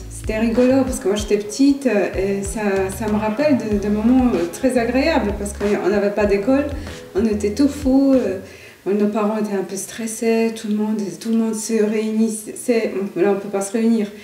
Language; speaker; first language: French; non-native, fluent; Polish